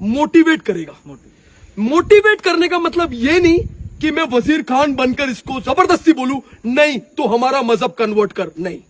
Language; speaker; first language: Hindi; non-native, local second language; Punjabi